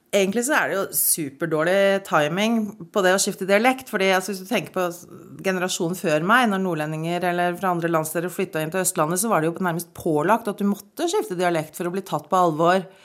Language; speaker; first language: Norwegian; native; Norwegian